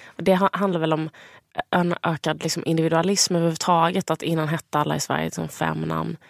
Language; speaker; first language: Swedish; native; Swedish